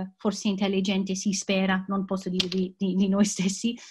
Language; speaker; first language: Italian; non-native, fluent; English